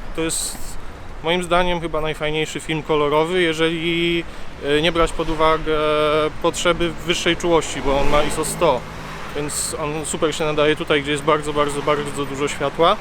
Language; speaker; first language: Polish; native; Polish